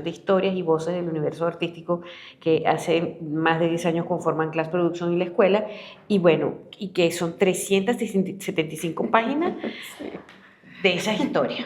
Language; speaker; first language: Spanish; native; Spanish